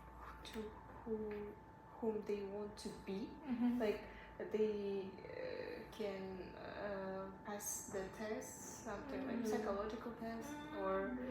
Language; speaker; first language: English; non-native, learner; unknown